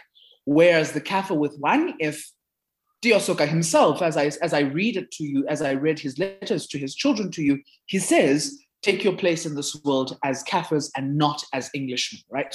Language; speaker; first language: English; non-native, local second language; Zulu